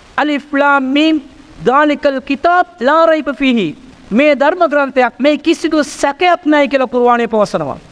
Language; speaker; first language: Sinhala; non-native, local second language; Tamil